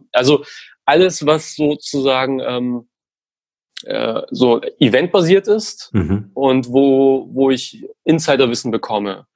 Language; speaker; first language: German; native; German